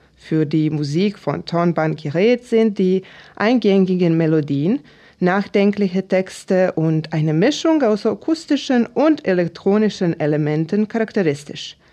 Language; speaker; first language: German; non-native, fluent; Serbian